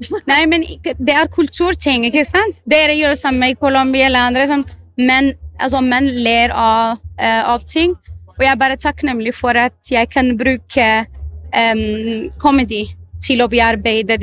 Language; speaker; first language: Norwegian; non-native, fluent; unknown